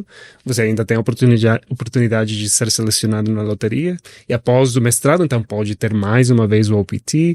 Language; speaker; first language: Portuguese; non-native, fluent; Spanish